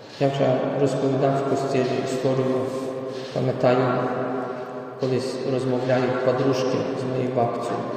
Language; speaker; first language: Ukrainian; non-native, fluent; Polish